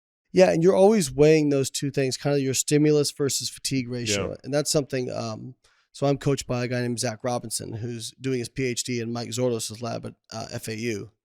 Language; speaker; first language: English; native; English